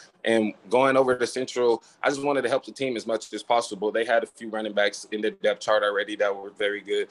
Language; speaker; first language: English; native; English